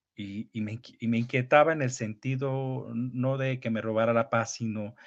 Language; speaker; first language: Spanish; native; Spanish